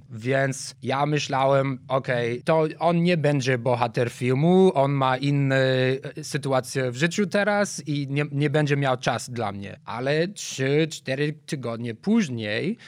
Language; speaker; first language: Polish; non-native, fluent; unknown